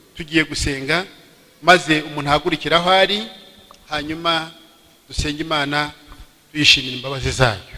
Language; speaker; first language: Kinyarwanda; early bilingual, heritage; Kinyarwanda